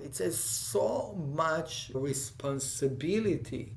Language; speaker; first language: English; non-native, fluent; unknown